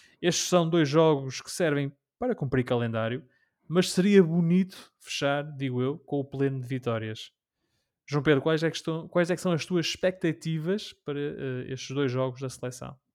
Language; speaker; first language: Portuguese; native; Portuguese